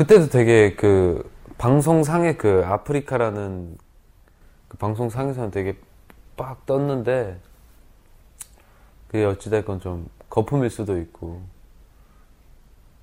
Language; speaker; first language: Korean; native; Korean